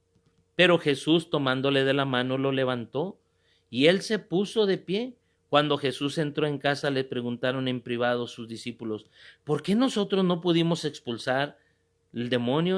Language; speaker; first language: Spanish; native; Spanish